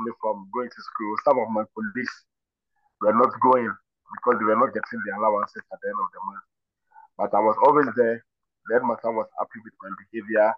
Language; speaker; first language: English; non-native, local second language; Akan